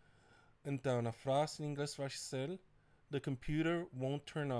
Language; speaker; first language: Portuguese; non-native, fluent; English